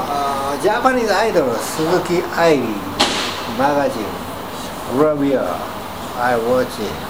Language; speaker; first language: English; non-native, learner; Japanese